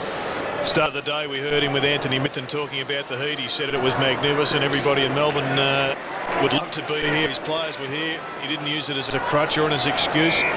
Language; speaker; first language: English; native; English